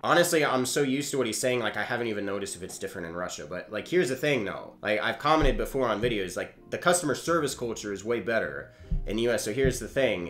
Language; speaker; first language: English; native; English